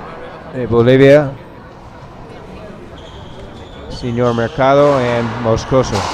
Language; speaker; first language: Spanish; non-native, learner; English